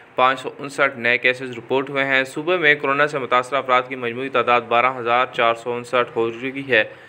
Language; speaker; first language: Urdu; native; Urdu